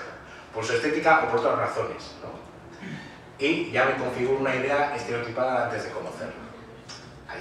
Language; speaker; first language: Spanish; native; Spanish